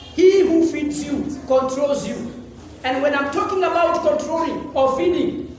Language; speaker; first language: English; non-native, local second language; Swahili